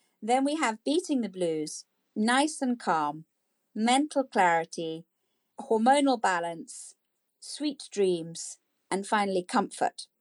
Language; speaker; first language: English; native; English